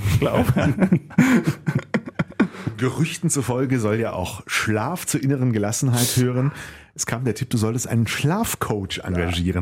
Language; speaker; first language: German; native; German